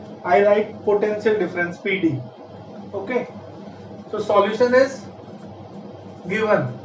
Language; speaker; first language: English; non-native, local second language; Hindi